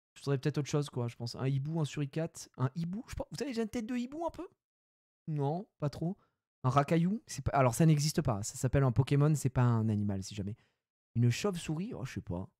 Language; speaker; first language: French; native; French